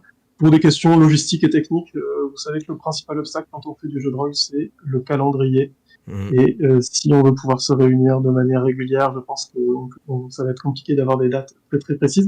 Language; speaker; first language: French; native; French